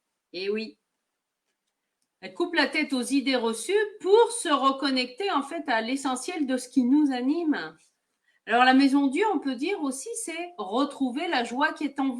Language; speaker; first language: French; native; French